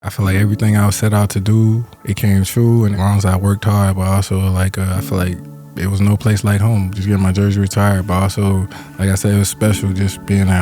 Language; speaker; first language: English; native; English